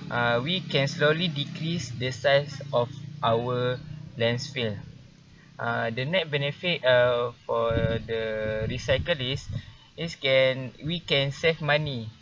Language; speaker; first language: English; non-native, learner; Malay